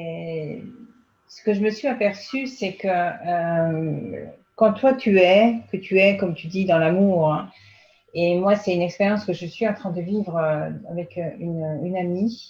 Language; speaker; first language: French; native; French